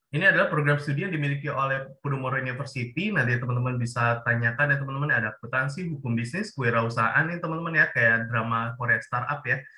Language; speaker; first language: Indonesian; native; Indonesian